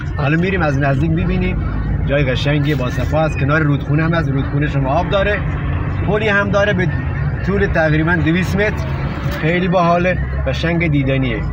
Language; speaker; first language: Persian; non-native, local second language; Baluchi